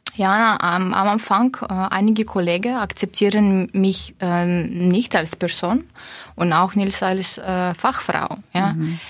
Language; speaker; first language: German; non-native, learner; Russian